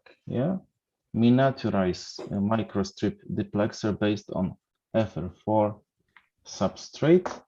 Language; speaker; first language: English; non-native, fluent; Polish